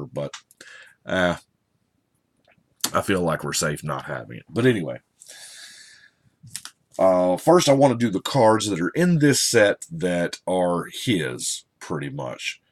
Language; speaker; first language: English; native; English